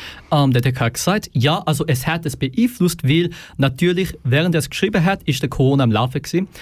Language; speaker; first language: German; native; German